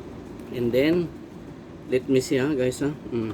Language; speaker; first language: English; non-native, learner; Filipino